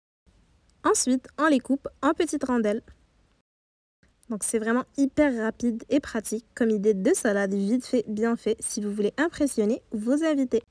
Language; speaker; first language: French; native; French